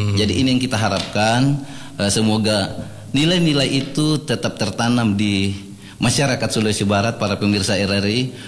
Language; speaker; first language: Indonesian; non-native, local second language; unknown